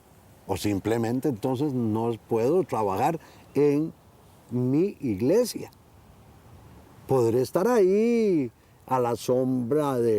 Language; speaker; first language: Spanish; native; Spanish